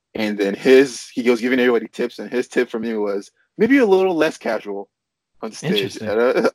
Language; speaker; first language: English; non-native, local second language; Yoruba